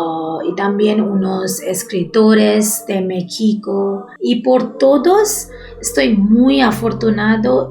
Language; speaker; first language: Spanish; non-native, learner; Bangla